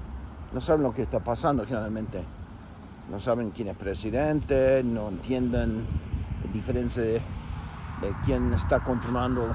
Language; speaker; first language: Spanish; non-native, fluent; English